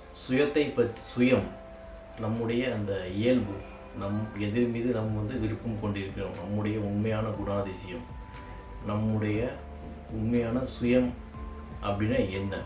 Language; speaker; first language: Tamil; native; Tamil